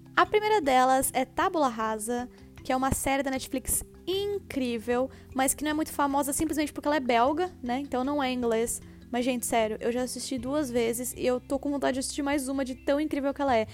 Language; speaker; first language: Portuguese; native; Portuguese